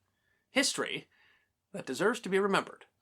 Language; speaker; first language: English; native; English